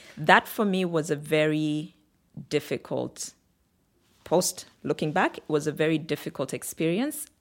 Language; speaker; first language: English; non-native, local second language; Bemba